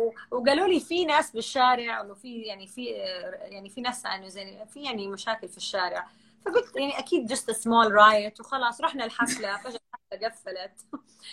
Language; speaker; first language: Arabic; native; Arabic